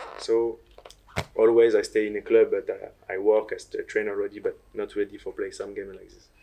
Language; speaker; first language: English; non-native, learner; French